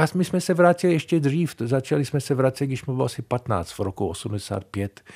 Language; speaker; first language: Czech; early bilingual, heritage; Czech